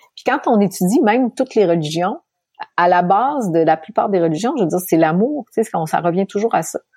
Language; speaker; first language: French; native; French